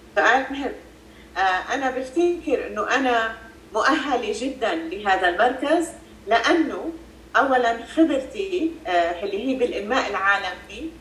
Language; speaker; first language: Arabic; native; Arabic